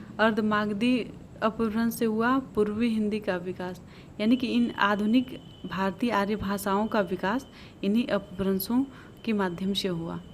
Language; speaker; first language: Hindi; native; Hindi